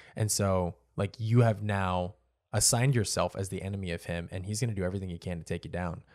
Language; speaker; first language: English; native; English